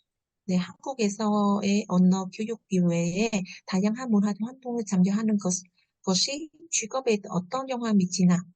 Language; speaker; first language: Korean; non-native, fluent; Vietnamese